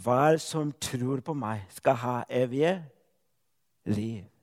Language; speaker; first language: Norwegian; non-native, learner; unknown